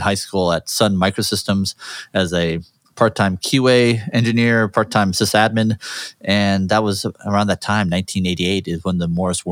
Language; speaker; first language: English; native; English